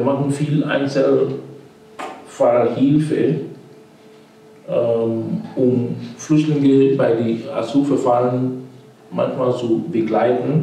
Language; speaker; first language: German; non-native, fluent; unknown